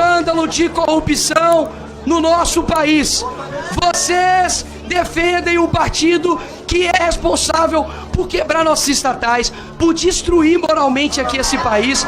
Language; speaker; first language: Portuguese; native; Portuguese